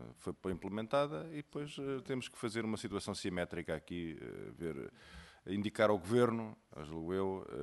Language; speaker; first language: Portuguese; native; Portuguese